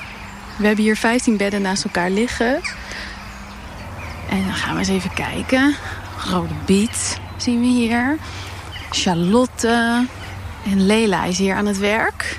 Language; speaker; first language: Dutch; native; Dutch